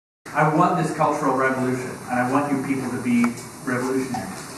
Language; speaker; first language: English; native; English